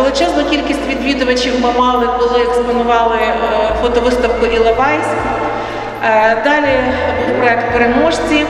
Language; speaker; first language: Ukrainian; native; Ukrainian